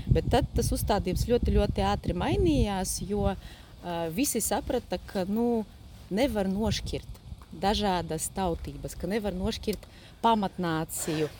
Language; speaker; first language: Latvian; non-native, local second language; Polish